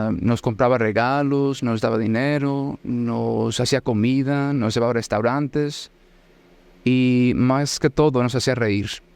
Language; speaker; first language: Spanish; early bilingual, heritage; Spanish